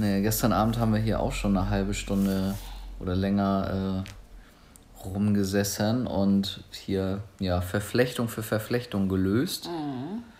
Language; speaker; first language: German; native; German